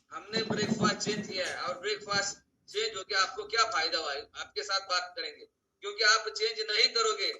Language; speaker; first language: Hindi; non-native, local second language; Marathi